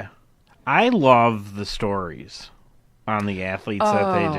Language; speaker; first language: English; native; English